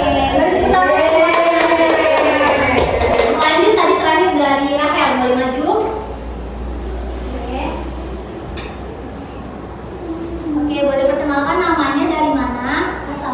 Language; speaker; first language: Indonesian; native; Indonesian